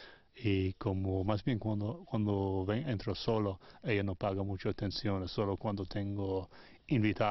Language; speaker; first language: Spanish; non-native, fluent; English